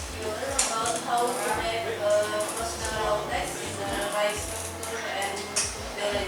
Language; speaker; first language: English; non-native, learner; Indonesian